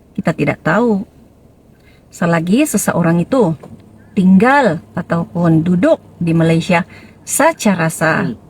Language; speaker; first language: Malay; non-native, local second language; Tausug